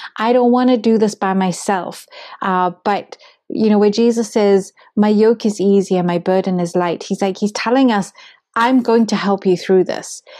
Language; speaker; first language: English; native; English